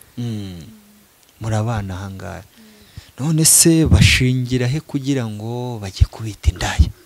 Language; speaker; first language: Kinyarwanda; native; Kinyarwanda